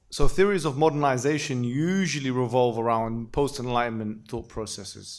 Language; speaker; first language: English; native; English